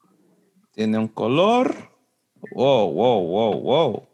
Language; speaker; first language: Spanish; early bilingual, heritage; Spanish